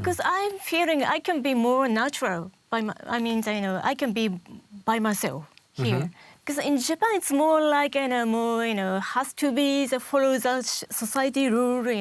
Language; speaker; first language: English; non-native, learner; Japanese